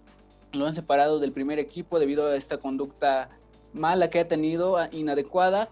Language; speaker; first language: Spanish; native; Spanish